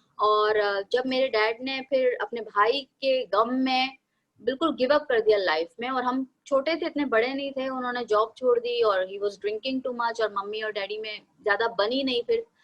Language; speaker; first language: Hindi; native; Hindi